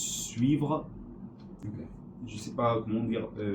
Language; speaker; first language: French; non-native, learner; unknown